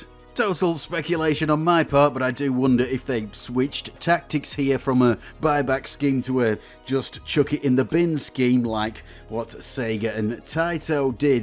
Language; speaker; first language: English; native; English